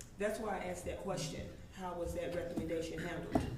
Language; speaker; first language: English; native; English